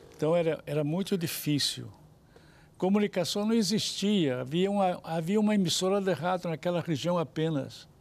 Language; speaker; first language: Portuguese; native; Portuguese